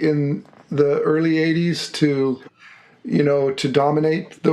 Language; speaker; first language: English; native; English